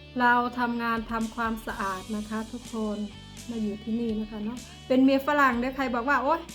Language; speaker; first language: Thai; non-native, local second language; Northeastern Thai